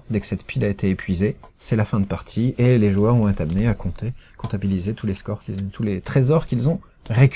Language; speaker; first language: French; native; French